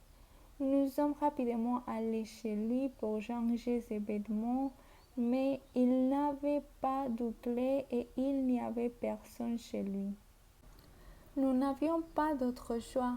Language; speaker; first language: French; non-native, learner; Spanish